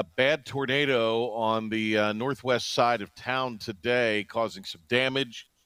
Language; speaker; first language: English; native; English